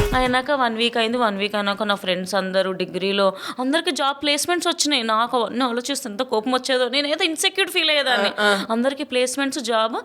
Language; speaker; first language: Telugu; native; Telugu